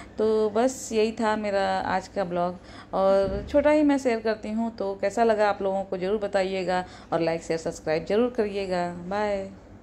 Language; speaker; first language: Hindi; native; Hindi